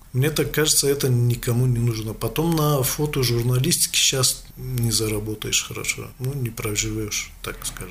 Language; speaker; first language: Russian; non-native, local second language; Tajik